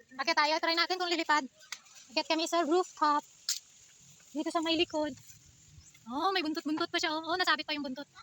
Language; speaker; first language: Filipino; non-native, local second language; Hiligaynon